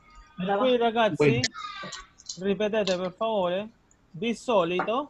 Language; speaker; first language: Italian; non-native, fluent; Spanish